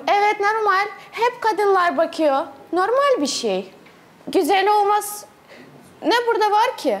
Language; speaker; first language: Turkish; non-native, learner; Russian